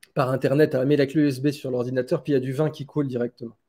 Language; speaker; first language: French; native; French